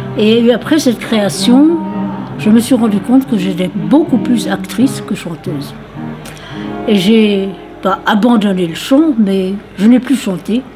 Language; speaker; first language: French; native; French